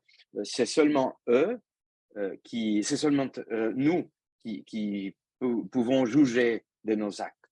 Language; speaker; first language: French; non-native, fluent; Spanish